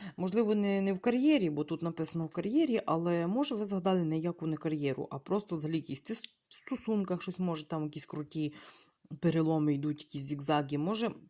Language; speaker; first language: Ukrainian; non-native, local second language; Russian